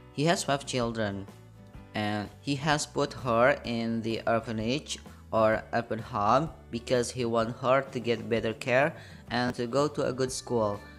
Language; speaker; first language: English; non-native, fluent; Indonesian